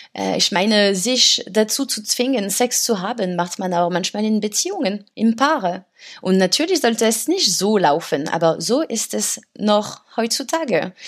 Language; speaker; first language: German; non-native, fluent; French